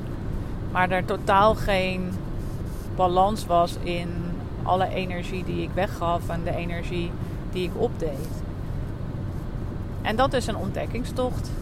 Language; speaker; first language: Dutch; native; Dutch